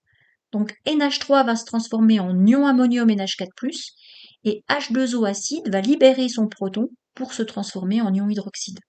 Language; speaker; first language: French; native; French